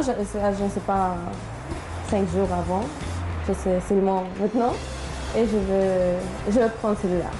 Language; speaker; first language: French; non-native, learner; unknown